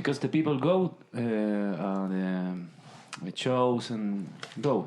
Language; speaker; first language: English; non-native, learner; Spanish